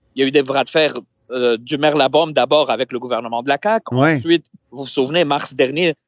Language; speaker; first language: French; non-native, local second language; Arabic